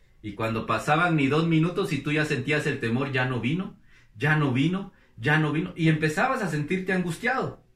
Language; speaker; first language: Spanish; native; Spanish